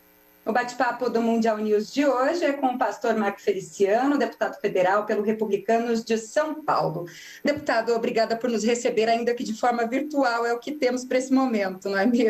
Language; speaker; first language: Portuguese; native; Portuguese